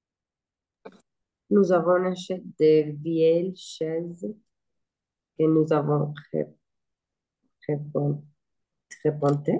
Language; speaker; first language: French; non-native, learner; Spanish